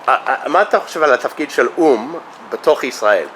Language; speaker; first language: Hebrew; non-native, fluent; English